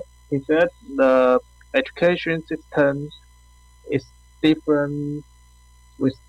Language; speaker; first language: English; non-native, learner; Chinese